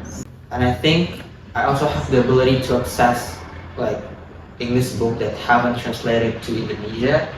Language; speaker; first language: English; non-native, fluent; Indonesian